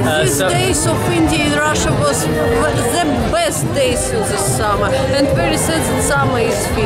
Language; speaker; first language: English; non-native, learner; Russian